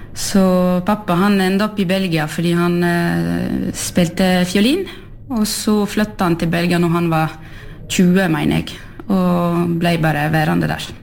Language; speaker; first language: Norwegian; early bilingual, heritage; French